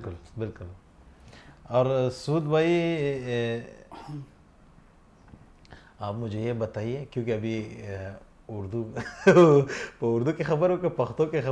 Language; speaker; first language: Hindi; non-native, fluent; Pashto